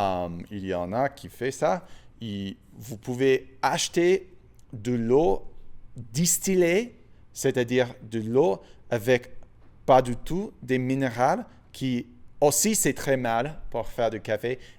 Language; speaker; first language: French; non-native, fluent; English